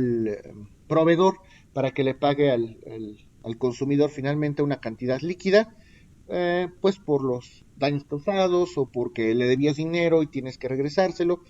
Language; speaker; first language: Spanish; native; Spanish